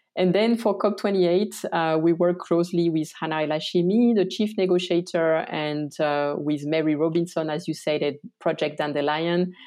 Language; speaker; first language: English; non-native, fluent; French